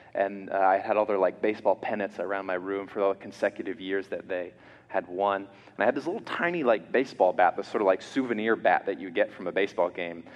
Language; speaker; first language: English; native; English